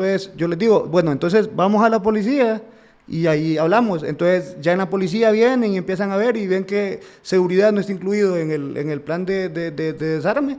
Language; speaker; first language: Spanish; native; Spanish